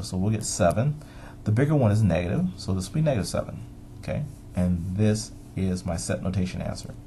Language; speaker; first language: English; native; English